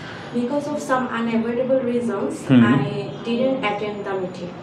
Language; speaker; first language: English; non-native, learner; Bangla